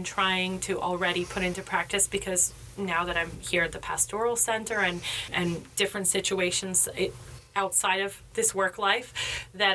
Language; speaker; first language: English; native; English